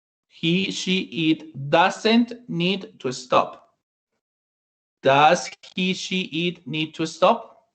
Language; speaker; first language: English; non-native, fluent; Spanish